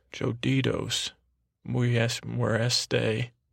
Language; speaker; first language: Spanish; non-native, learner; English